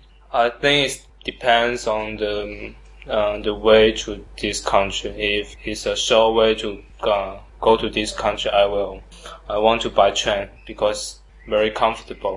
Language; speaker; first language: English; non-native, learner; Chinese